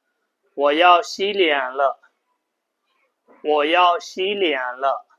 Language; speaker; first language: Chinese; non-native, fluent; Burmese